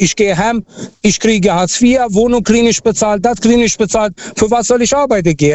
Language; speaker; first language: German; non-native, fluent; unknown